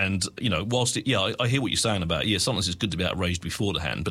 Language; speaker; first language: English; native; English